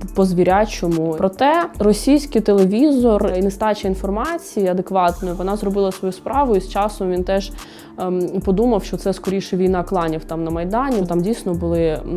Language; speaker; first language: Ukrainian; native; Ukrainian